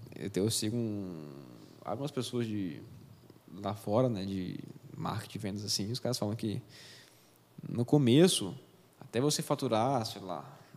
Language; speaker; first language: Portuguese; native; Portuguese